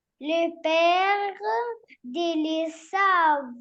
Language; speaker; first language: French; non-native, learner; Arabic